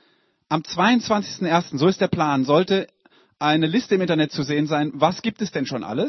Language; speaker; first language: German; native; German